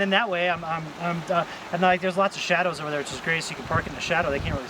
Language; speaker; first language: English; native; English